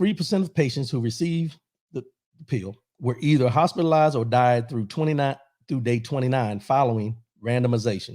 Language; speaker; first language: English; native; English